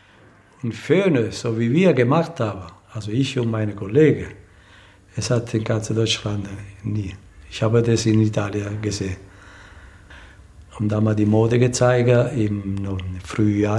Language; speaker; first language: German; non-native, learner; Italian